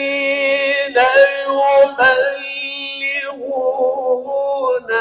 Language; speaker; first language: Arabic; native; Arabic